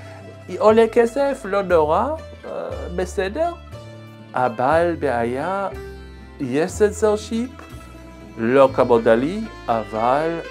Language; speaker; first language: Hebrew; non-native, learner; Swedish